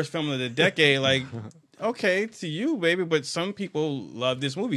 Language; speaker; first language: English; native; English